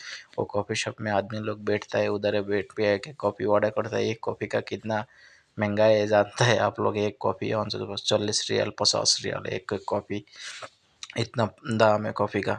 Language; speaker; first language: Hindi; non-native, learner; Bangla